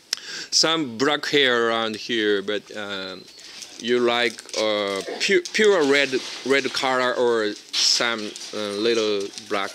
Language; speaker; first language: English; non-native, learner; Japanese